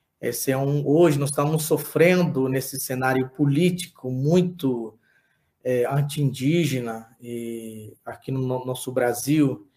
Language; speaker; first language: Portuguese; non-native, local second language; Yanomámi